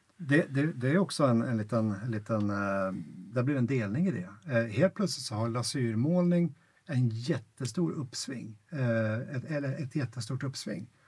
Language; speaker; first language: Swedish; native; Swedish